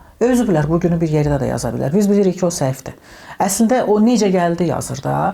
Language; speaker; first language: Azerbaijani; early bilingual, heritage; Azerbaijani